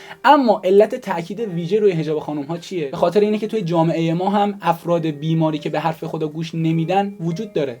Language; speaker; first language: Persian; native; Persian